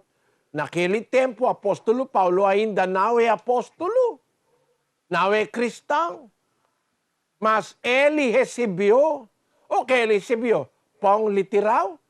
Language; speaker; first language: Portuguese; non-native, learner; Filipino